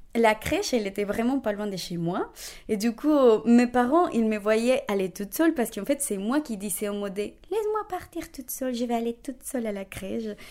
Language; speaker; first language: French; non-native, fluent; Spanish